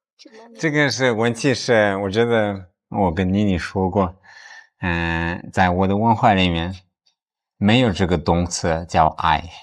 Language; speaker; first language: Chinese; non-native, fluent; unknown